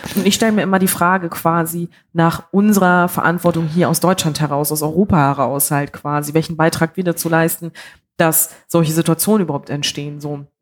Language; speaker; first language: German; early bilingual, other home language; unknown